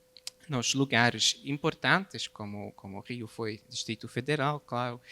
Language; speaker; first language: Portuguese; non-native, fluent; Polish